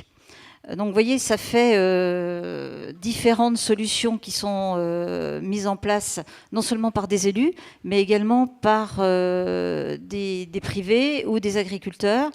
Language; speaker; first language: French; native; French